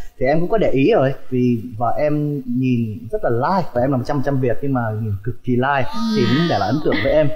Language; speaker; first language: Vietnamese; early bilingual, heritage; Vietnamese